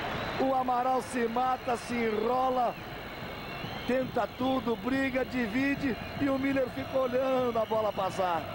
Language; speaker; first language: Portuguese; native; Portuguese